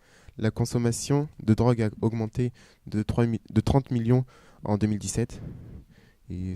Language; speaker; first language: French; native; French